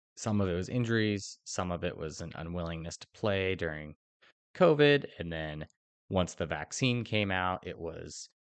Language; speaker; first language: English; native; English